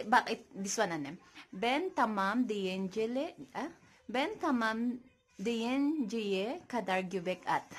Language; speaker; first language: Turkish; non-native, learner; Filipino